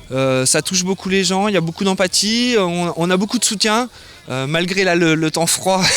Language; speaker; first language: French; native; French